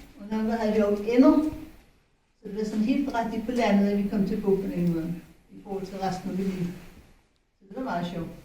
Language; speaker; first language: Danish; native; Danish